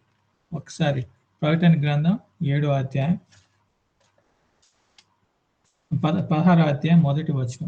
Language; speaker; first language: Telugu; native; Telugu